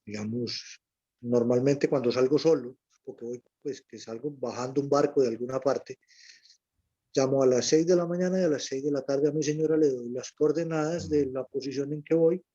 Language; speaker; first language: Spanish; native; Spanish